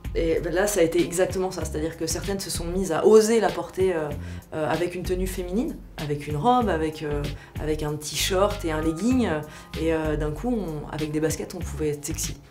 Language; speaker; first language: French; native; French